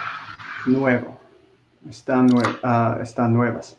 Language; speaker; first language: Spanish; non-native, learner; English